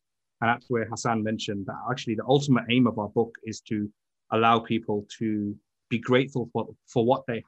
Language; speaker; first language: English; native; English